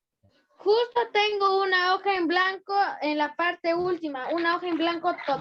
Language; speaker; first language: Spanish; native; Spanish